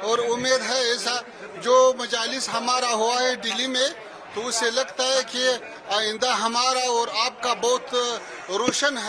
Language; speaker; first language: Hindi; non-native, fluent; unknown